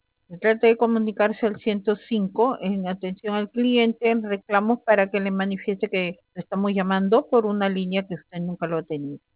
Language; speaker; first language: Spanish; native; Spanish